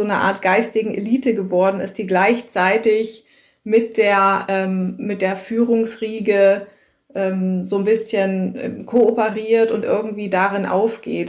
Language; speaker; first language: German; native; German